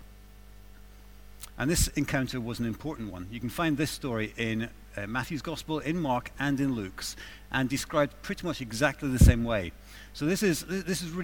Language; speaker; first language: English; native; English